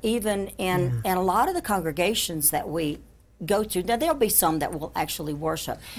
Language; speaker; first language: English; native; English